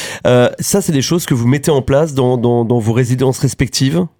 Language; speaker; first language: French; native; French